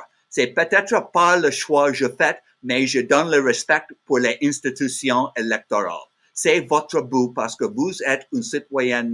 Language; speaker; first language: French; non-native, learner; English